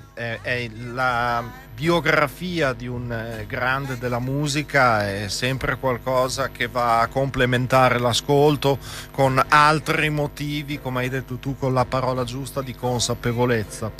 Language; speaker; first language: Italian; native; Italian